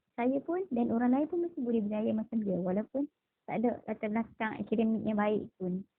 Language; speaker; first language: Malay; native; Malay